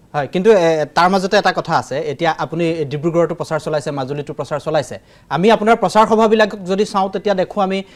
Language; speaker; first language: Assamese; native; Assamese